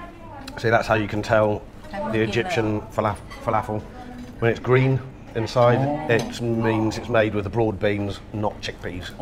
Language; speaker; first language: English; non-native, fluent; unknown